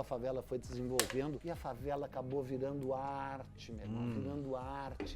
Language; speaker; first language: Portuguese; native; Portuguese